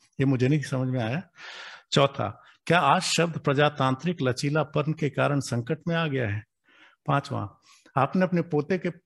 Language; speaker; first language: Hindi; native; Hindi